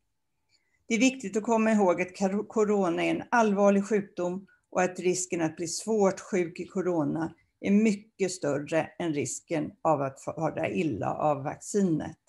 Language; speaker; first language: Swedish; native; Swedish